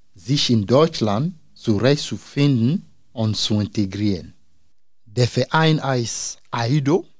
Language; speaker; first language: German; non-native, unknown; Dyula